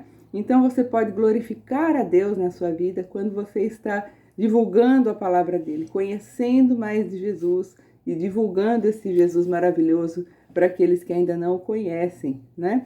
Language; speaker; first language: Portuguese; native; Portuguese